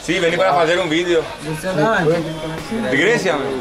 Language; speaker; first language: Portuguese; non-native, learner; Greek